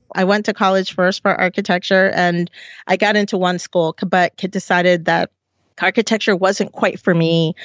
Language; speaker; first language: English; native; English